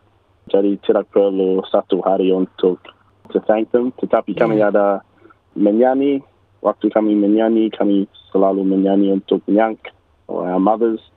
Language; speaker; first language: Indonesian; non-native, learner; English